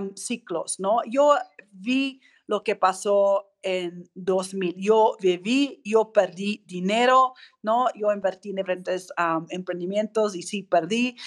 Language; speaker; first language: Spanish; non-native, fluent; English